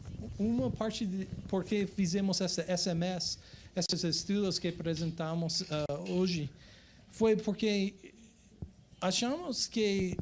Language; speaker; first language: Portuguese; non-native, fluent; English